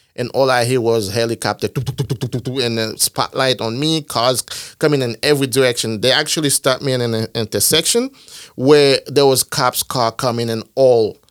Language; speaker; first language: English; non-native, fluent; Haitian Creole